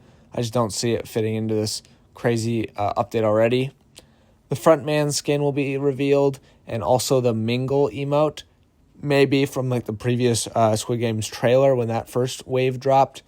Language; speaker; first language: English; native; English